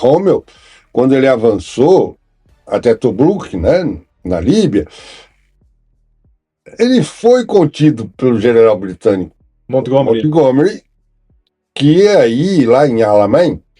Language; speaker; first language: Portuguese; native; Portuguese